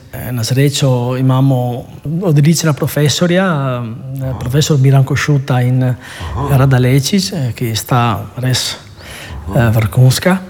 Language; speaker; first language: Slovenian; non-native, fluent; Italian